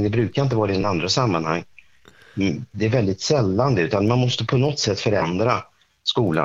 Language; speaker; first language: Swedish; native; Swedish